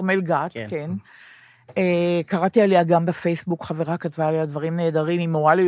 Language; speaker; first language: Hebrew; native; Hebrew